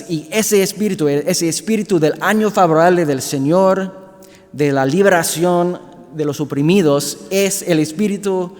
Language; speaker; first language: Spanish; non-native, fluent; English